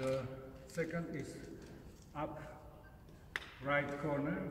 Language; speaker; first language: English; non-native, learner; Slovak